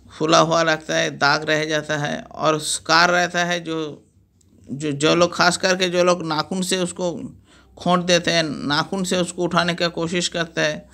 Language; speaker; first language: Hindi; non-native, local second language; Bangla